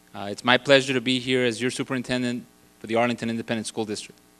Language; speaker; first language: English; early bilingual, other home language; Spanish